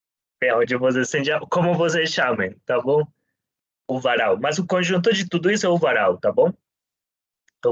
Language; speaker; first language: Portuguese; non-native, fluent; Spanish